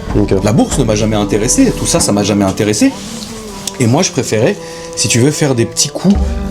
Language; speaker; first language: French; native; French